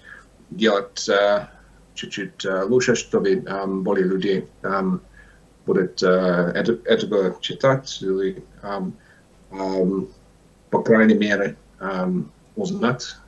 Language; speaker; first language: Russian; non-native, learner; English